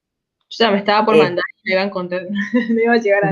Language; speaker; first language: Spanish; native; Spanish